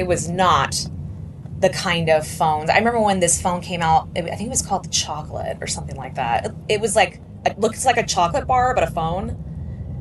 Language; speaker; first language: English; native; English